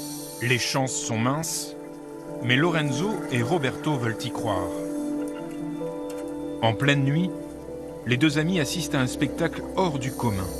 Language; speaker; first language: French; native; French